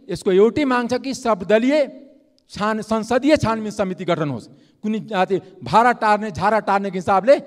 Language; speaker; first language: Nepali; non-native, local second language; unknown